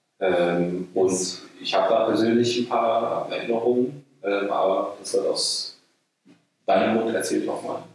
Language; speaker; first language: German; native; German